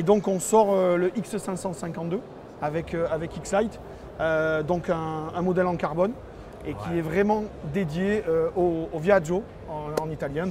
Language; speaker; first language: French; native; French